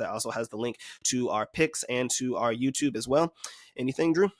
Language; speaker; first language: English; native; English